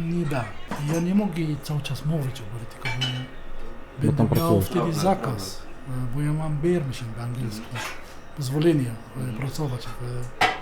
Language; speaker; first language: Polish; non-native, learner; Arabic